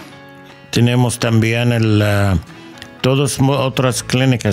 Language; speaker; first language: Spanish; non-native, learner; English